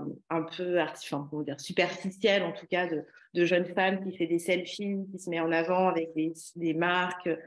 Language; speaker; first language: French; native; French